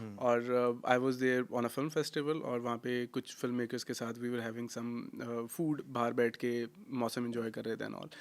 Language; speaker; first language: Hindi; non-native, local second language; Punjabi